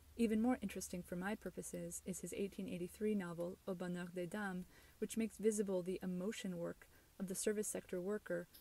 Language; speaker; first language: English; native; English